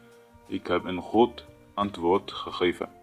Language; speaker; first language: Dutch; non-native, fluent; Tigrinya